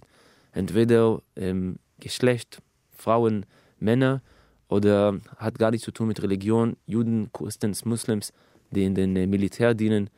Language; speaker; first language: German; non-native, fluent; Hebrew